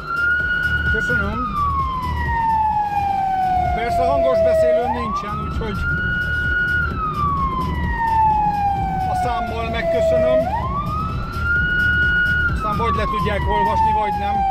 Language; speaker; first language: Hungarian; native; Hungarian